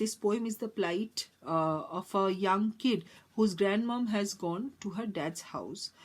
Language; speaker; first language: English; non-native, local second language; Bangla